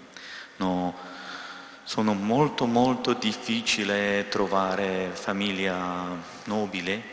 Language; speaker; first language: Italian; non-native, learner; Russian